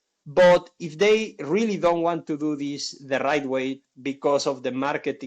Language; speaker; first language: English; non-native, fluent; Spanish